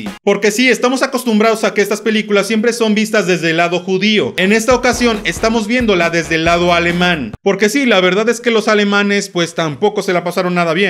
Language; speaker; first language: Spanish; native; Spanish